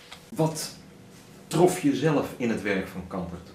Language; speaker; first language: Dutch; native; Dutch